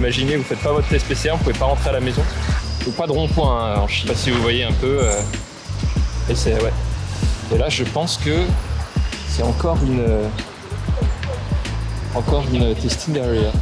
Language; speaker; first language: French; native; French